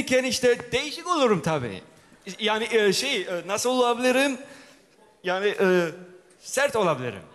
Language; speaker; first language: Turkish; early bilingual, heritage; Turkish